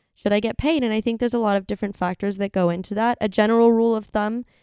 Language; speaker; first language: English; native; English